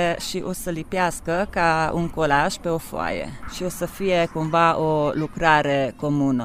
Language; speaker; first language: Romanian; non-native, local second language; Hungarian